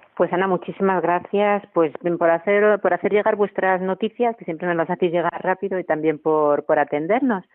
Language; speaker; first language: Spanish; native; Spanish